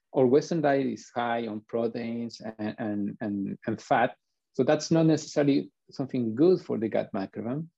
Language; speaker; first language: English; non-native, fluent; Spanish